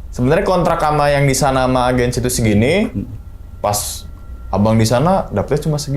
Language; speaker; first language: Indonesian; native; Indonesian